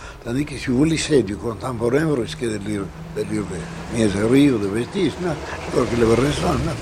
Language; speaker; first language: French; non-native, fluent; Spanish